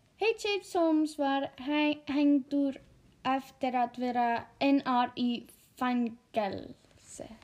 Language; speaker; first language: Icelandic; non-native, learner; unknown